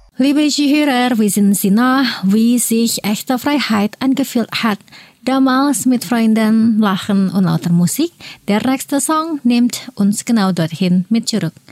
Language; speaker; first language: German; non-native, fluent; Indonesian